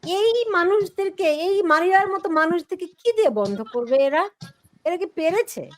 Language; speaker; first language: Bangla; native; Bangla